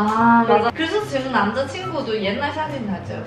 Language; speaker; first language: Korean; non-native, learner; Cantonese